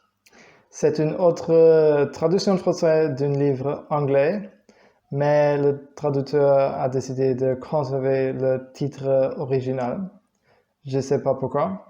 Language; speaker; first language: French; non-native, learner; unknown